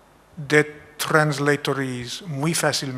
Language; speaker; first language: Spanish; non-native, fluent; English